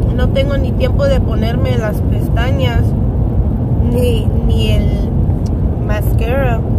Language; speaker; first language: Spanish; early bilingual, heritage; Spanish